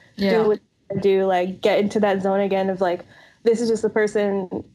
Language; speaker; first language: English; native; English